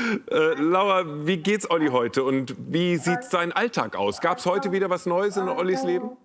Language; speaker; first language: German; native; German